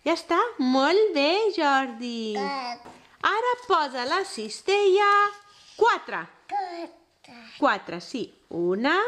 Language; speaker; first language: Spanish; non-native, local second language; Catalan